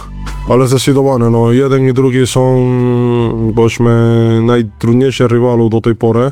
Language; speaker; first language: Polish; non-native, learner; Spanish